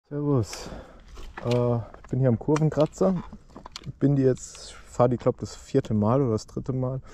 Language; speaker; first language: German; native; German